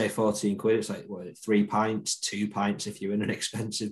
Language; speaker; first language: English; native; English